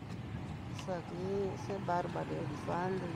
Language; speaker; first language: Portuguese; non-native, local second language; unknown